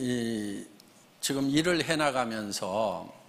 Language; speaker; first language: Korean; native; Korean